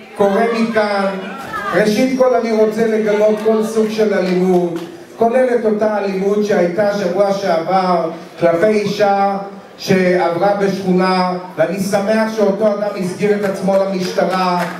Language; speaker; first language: Hebrew; native; Hebrew